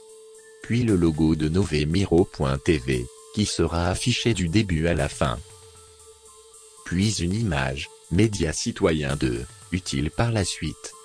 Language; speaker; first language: French; native; French